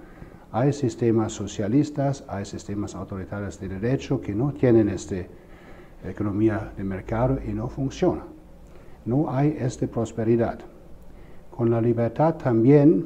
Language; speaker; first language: Spanish; non-native, fluent; German